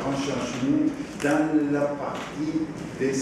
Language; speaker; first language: French; non-native, fluent; Spanish